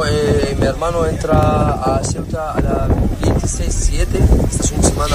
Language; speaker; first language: Spanish; non-native, learner; Arabic